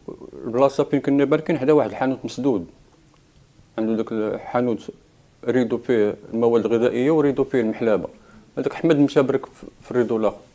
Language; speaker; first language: Arabic; native; Arabic